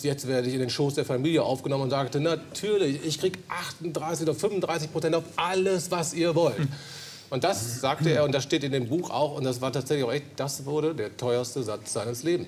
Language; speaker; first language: German; native; German